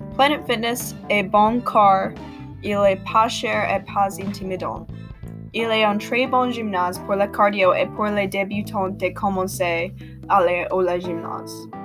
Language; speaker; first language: French; non-native, learner; English